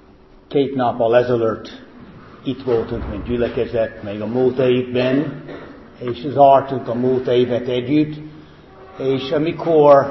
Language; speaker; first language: Hungarian; non-native, fluent; English